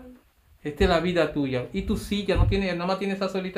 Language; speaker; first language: Spanish; native; Spanish